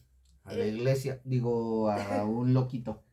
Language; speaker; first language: Spanish; native; Spanish